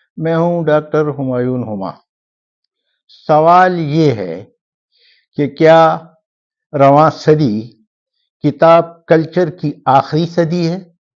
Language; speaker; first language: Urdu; non-native, local second language; Pashto